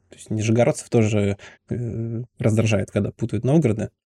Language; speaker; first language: Russian; native; Russian